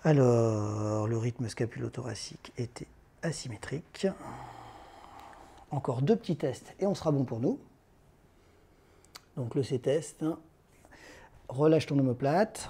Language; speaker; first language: French; native; French